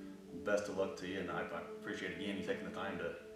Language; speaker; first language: English; native; English